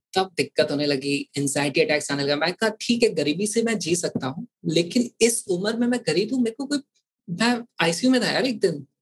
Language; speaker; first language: Hindi; native; Hindi